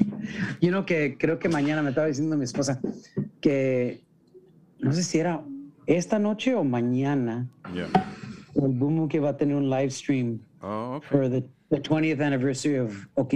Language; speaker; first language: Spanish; early bilingual, heritage; Spanish